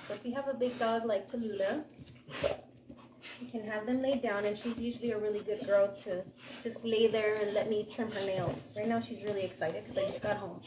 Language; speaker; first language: English; native; English